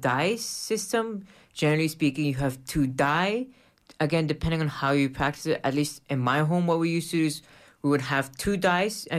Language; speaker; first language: English; non-native, local second language; Urdu